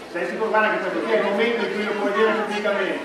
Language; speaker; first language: Italian; native; Italian